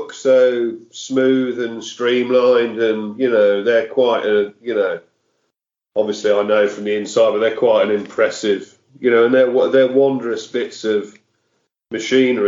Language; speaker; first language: English; native; English